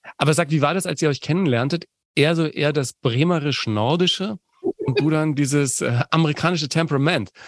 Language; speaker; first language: German; native; German